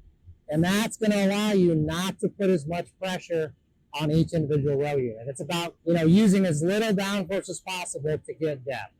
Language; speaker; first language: English; native; English